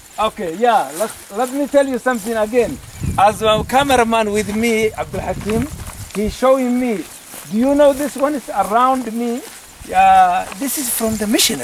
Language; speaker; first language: English; non-native, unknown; Oromo